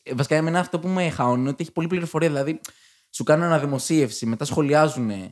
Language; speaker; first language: Greek; native; Greek